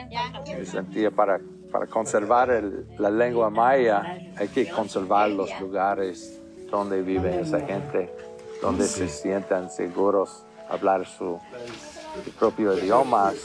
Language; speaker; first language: Spanish; non-native, fluent; English